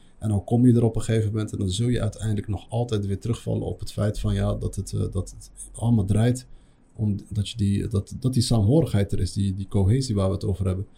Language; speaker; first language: Dutch; early bilingual, other home language; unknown